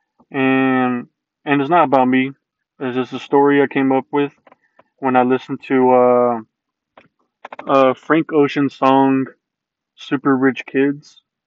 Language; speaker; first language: English; early bilingual, other home language; Spanish